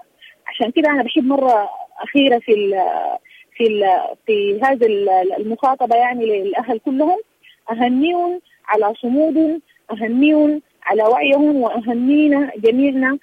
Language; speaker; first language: Arabic; native; Arabic